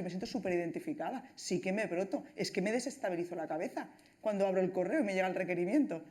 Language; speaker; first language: Spanish; non-native, local second language; Catalan